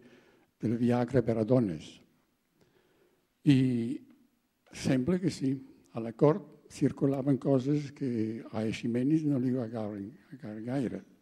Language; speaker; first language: Catalan; non-native, fluent; German